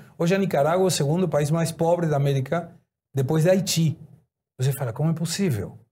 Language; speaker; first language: Portuguese; non-native, fluent; Spanish